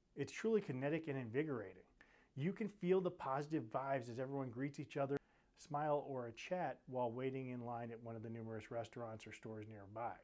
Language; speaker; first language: English; native; English